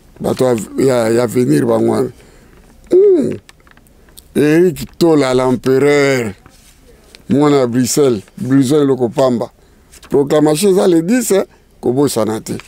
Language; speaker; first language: Lingala; native; Lingala